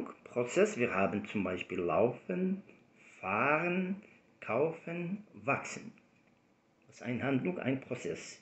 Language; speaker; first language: German; non-native, fluent; Arabic